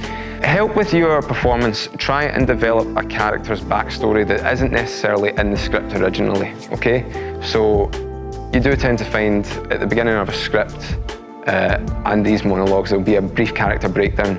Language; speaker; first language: English; native; English